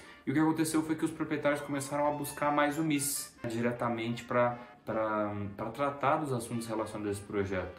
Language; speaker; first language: Portuguese; native; Portuguese